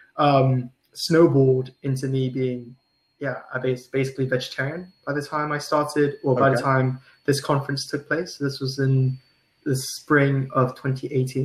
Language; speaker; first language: English; non-native, local second language; Cantonese